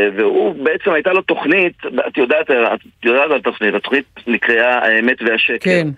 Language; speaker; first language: Hebrew; native; Hebrew